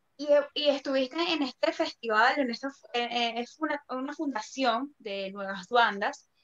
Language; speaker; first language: Spanish; native; Spanish